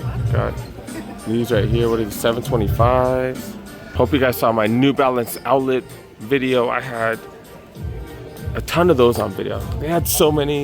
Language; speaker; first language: English; native; English